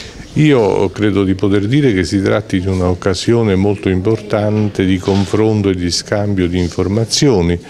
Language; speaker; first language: Italian; native; Italian